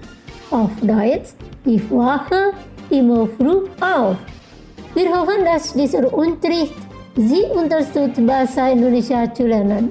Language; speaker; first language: German; non-native, fluent; Indonesian